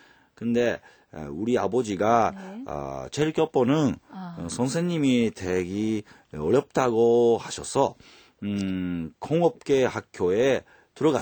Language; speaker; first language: Korean; non-native, fluent; Japanese